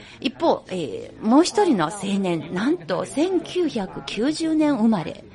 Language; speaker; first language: Japanese; non-native, fluent; Chinese